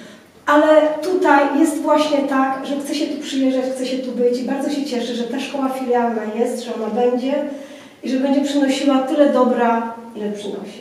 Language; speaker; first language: Polish; native; Polish